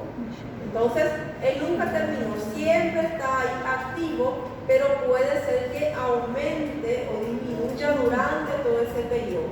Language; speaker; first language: Spanish; native; Spanish